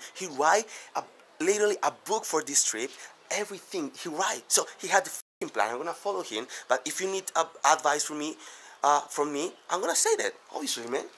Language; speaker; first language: English; non-native, learner; Spanish